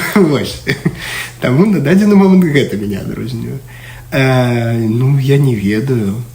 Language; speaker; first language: Belarusian; non-native, local second language; Russian